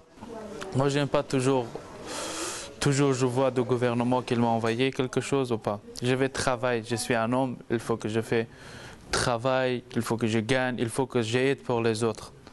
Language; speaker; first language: French; non-native, learner; Persian